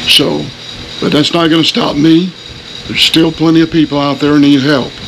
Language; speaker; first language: English; native; English